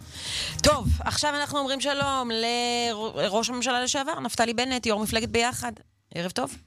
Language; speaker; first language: Hebrew; native; Hebrew